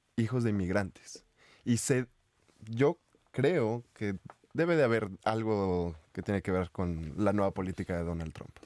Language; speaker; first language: Spanish; native; Spanish